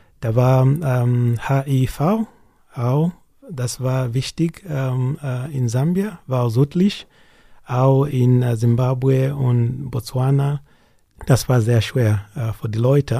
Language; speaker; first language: German; non-native, learner; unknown